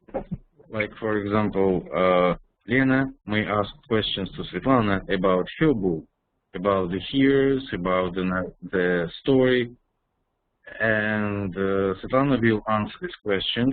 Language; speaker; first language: English; non-native, fluent; Russian